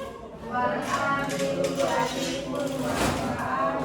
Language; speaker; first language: Arabic; non-native, learner; Indonesian